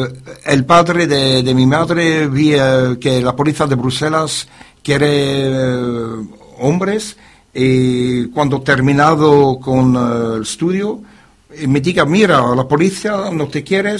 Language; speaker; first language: Spanish; non-native, learner; French